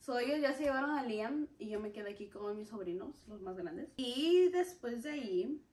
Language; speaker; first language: Spanish; early bilingual, heritage; Spanish